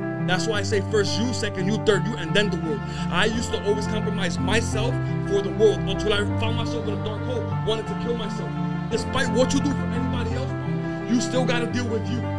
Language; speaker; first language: English; early bilingual, other home language; Spanish